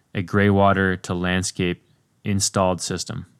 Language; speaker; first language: English; native; English